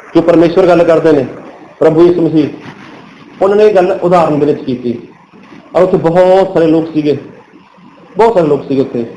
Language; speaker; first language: Hindi; non-native, local second language; Punjabi